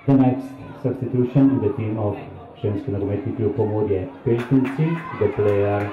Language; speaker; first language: English; non-native, fluent; Slovenian